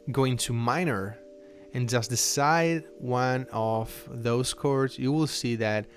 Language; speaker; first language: English; non-native, fluent; Italian